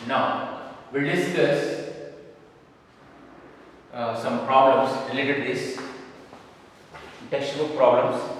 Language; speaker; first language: English; non-native, local second language; Kannada